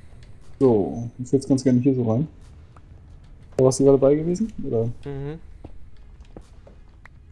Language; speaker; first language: German; native; German